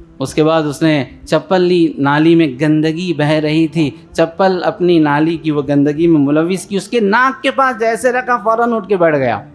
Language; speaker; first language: Urdu; native; Urdu